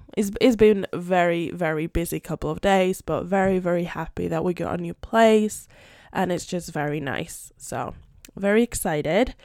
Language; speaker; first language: English; non-native, fluent; Spanish